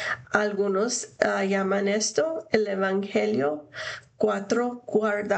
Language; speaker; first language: Spanish; non-native, fluent; English